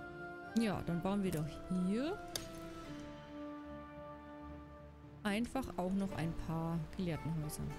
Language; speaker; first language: German; native; German